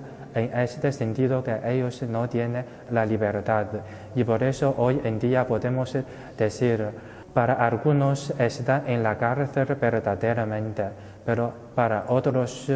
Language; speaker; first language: Spanish; non-native, fluent; Chinese